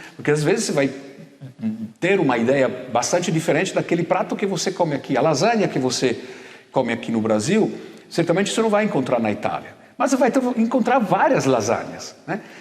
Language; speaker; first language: Portuguese; non-native, fluent; Italian